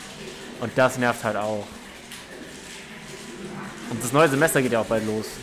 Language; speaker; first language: German; native; German